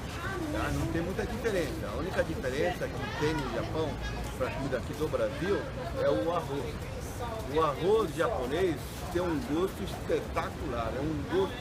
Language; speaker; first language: Portuguese; early bilingual, other home language; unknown